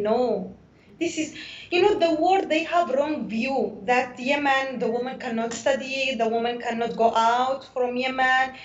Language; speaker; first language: English; non-native, learner; Arabic